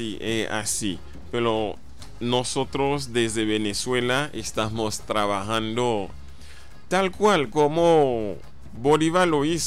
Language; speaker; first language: Spanish; non-native, fluent; Haitian Creole